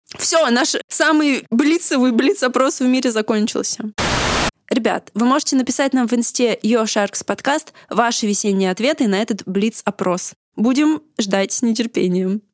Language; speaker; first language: Russian; native; Russian